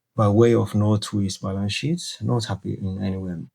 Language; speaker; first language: English; non-native, local second language; Amharic